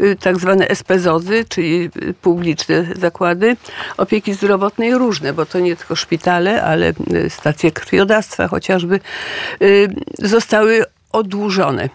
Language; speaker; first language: Polish; native; Polish